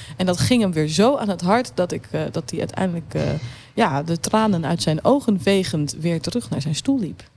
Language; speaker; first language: Dutch; native; Dutch